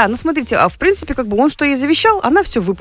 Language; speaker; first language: Russian; native; Russian